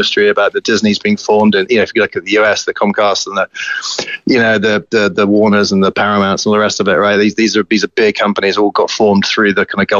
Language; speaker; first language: English; native; English